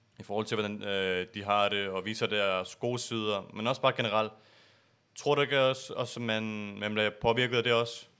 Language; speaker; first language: Danish; early bilingual, other home language; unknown